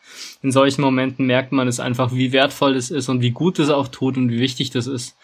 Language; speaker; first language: German; native; German